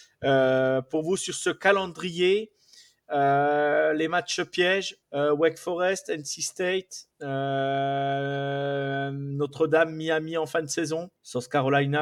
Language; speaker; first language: French; native; French